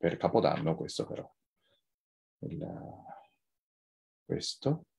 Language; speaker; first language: Italian; non-native, fluent; Japanese